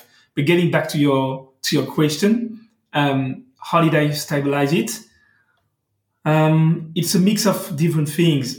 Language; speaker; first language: English; non-native, fluent; French